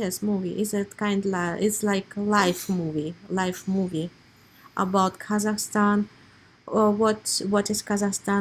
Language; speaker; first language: English; non-native, learner; Russian